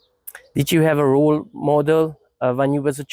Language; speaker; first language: English; non-native, fluent; Hungarian